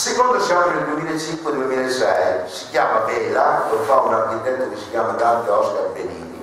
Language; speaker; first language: Italian; native; Italian